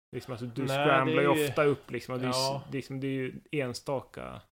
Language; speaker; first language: Swedish; native; Swedish